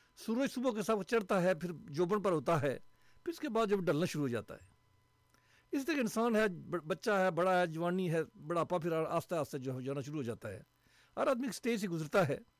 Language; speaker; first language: Urdu; non-native, local second language; Punjabi